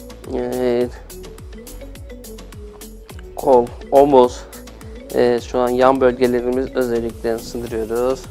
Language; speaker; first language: Turkish; native; Turkish